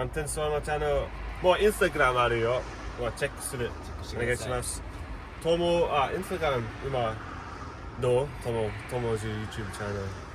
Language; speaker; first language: Japanese; non-native, learner; English